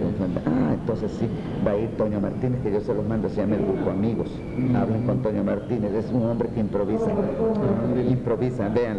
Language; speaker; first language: Spanish; native; Spanish